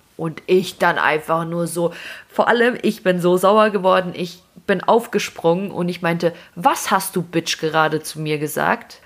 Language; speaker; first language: German; early bilingual, other home language; Russian